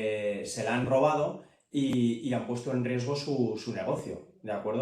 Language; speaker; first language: Spanish; native; Spanish